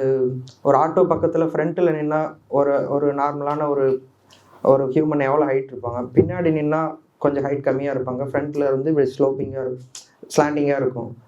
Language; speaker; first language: Tamil; native; Tamil